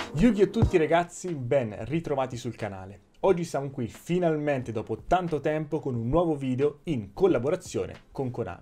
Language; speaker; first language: Italian; native; Italian